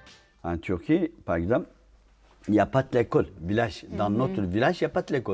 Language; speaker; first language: French; non-native, fluent; Turkish